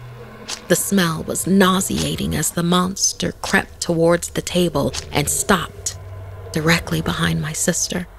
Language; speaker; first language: English; native; English